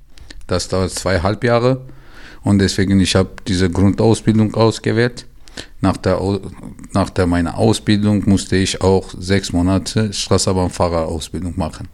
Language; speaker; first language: German; non-native, learner; Turkish